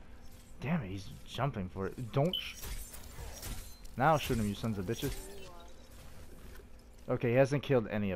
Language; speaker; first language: English; native; English